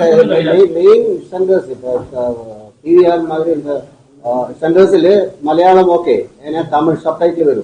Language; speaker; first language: Tamil; non-native, learner; Malayalam